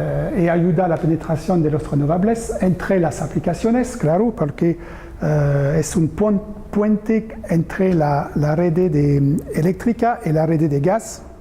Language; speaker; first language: Spanish; non-native, learner; French